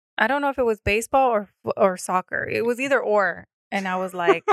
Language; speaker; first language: English; early bilingual, other home language; Spanish